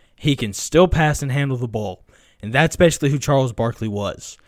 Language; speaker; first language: English; native; English